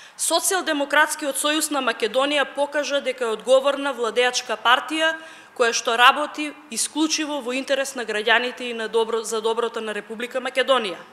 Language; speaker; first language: Macedonian; native; Macedonian